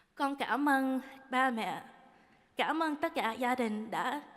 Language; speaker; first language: Vietnamese; early bilingual, heritage; Vietnamese